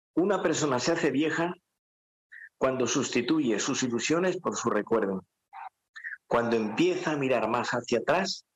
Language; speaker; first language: Spanish; native; Spanish